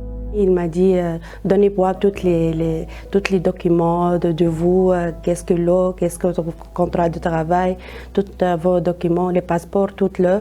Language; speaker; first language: French; non-native, learner; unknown